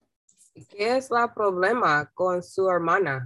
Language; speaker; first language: Spanish; non-native, learner; English